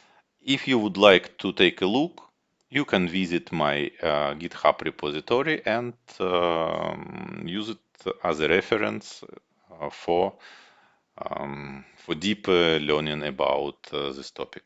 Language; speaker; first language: English; non-native, fluent; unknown